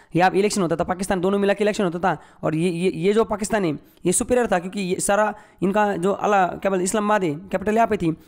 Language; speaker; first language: Hindi; non-native, local second language; Marathi